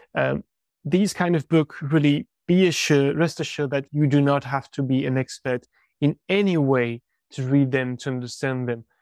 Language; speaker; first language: English; non-native, fluent; French